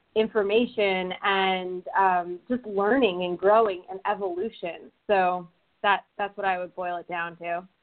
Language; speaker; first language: English; native; English